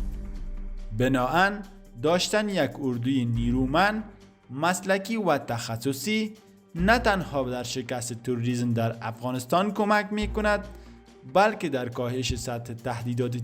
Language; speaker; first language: Persian; native; Persian